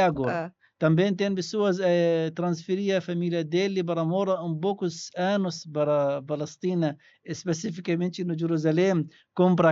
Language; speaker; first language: Portuguese; non-native, learner; Arabic